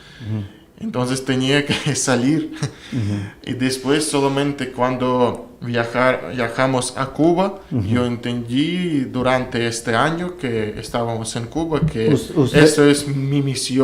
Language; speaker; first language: Spanish; non-native, learner; Russian